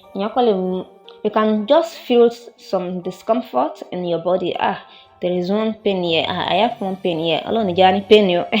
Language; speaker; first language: English; non-native, local second language; Yoruba